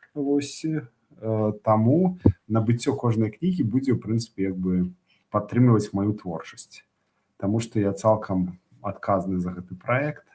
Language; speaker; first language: Belarusian; non-native, local second language; Russian